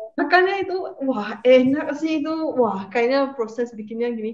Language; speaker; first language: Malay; non-native, local second language; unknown